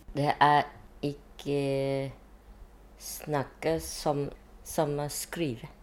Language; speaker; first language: Norwegian; non-native, learner; Vietnamese